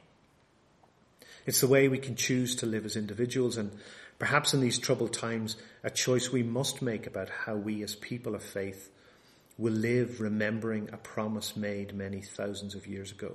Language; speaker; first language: English; native; English